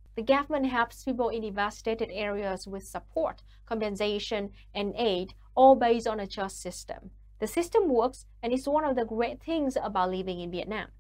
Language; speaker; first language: English; non-native, fluent; Vietnamese